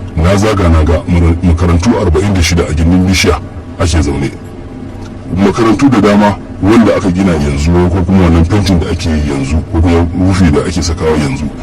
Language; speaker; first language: Hausa; native; Hausa